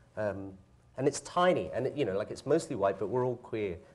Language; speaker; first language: English; native; English